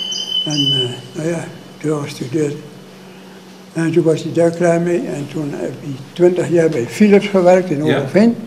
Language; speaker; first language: Dutch; native; Dutch